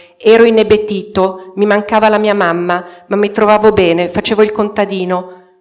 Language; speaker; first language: Italian; native; Italian